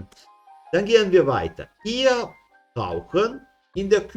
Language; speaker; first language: German; non-native, fluent; Serbian